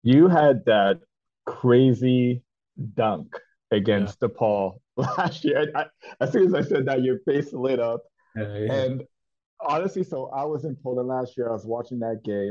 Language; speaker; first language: English; native; English